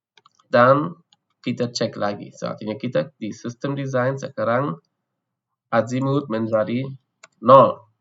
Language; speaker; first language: Indonesian; non-native, fluent; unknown